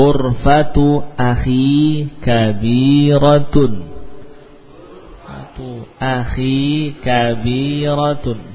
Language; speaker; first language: Arabic; non-native, fluent; Indonesian